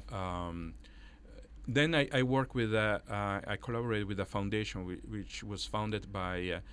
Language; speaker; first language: English; non-native, fluent; Italian